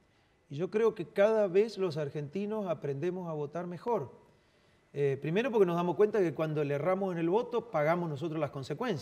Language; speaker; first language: Spanish; native; Spanish